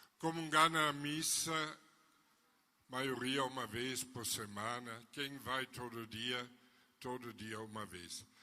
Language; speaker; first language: Portuguese; non-native, fluent; German